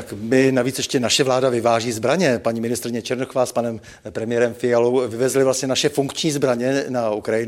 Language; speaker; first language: Czech; native; Czech